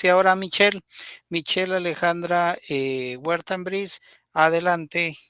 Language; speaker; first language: Spanish; native; Spanish